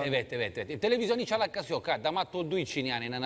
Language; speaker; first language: Turkish; non-native, fluent; Italian